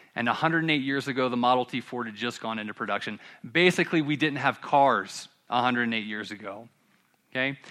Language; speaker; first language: English; native; English